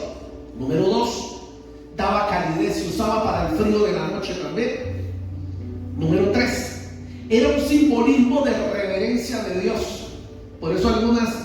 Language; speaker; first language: Spanish; native; Spanish